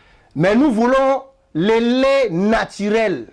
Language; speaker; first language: French; non-native, local second language; Lingala